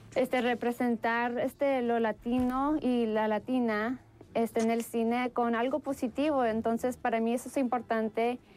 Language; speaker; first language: Spanish; native; Spanish